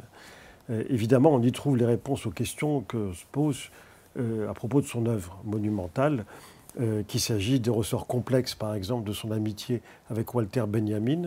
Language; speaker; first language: French; native; French